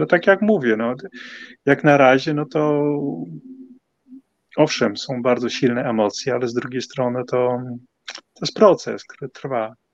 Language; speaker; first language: Polish; non-native, fluent; Dutch